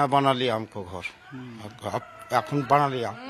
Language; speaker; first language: Hindi; non-native, local second language; Bangla